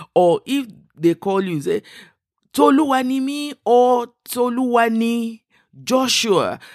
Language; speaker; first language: English; non-native, local second language; Igbo